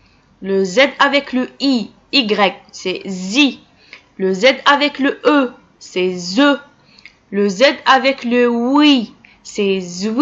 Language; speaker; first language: French; non-native, local second language; Arabic